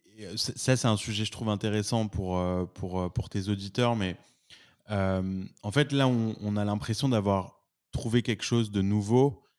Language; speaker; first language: French; native; French